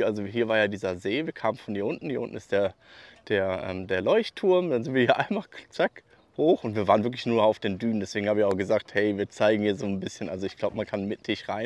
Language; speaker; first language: German; native; German